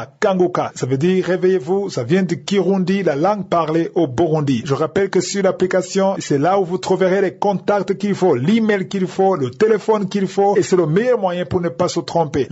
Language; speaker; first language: French; non-native, local second language; Rundi